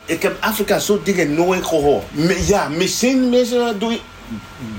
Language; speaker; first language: Dutch; non-native, learner; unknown